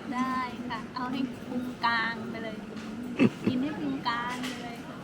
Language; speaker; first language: Thai; native; Thai